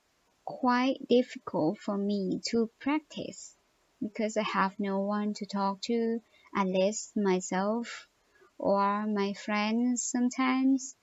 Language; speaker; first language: English; non-native, learner; Thai